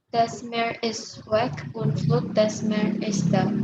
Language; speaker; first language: German; non-native, learner; Indonesian